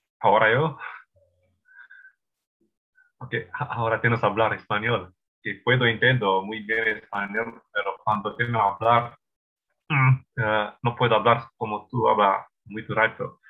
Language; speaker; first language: Spanish; non-native, learner; English